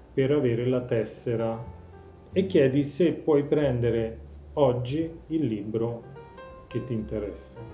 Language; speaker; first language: Italian; native; Italian